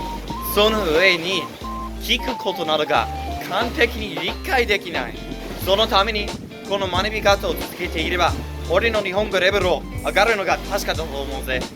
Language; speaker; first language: Japanese; non-native, learner; English